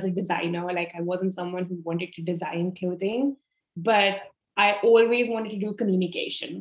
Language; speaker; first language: English; non-native, local second language; Hindi